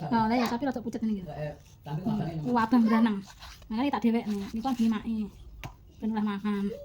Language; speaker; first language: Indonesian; non-native, local second language; Javanese